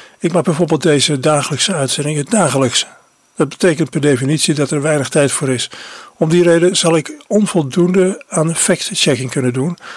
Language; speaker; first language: Dutch; native; Dutch